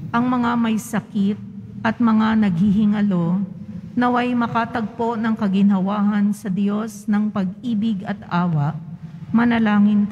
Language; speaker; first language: Filipino; native; Filipino